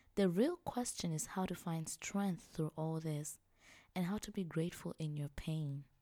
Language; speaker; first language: English; non-native, local second language; Swahili